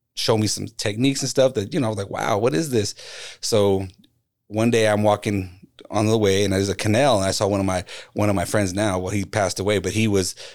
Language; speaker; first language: English; native; English